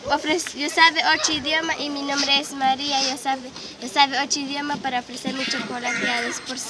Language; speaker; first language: Spanish; non-native, local second language; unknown